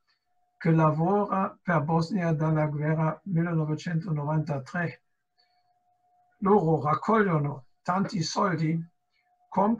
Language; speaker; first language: Italian; non-native, fluent; German